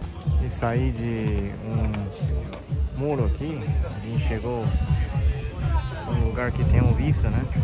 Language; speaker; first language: Portuguese; non-native, fluent; Chinese